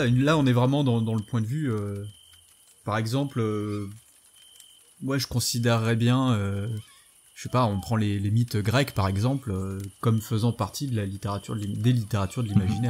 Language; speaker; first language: French; native; French